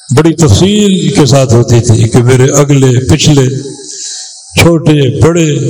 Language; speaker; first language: Urdu; native; Urdu